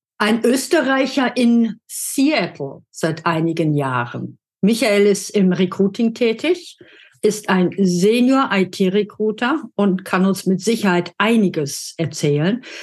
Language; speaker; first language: German; native; German